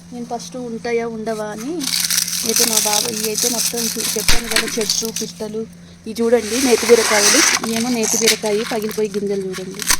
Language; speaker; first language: Telugu; native; Telugu